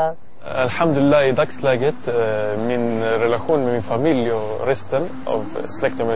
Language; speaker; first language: Swedish; non-native, learner; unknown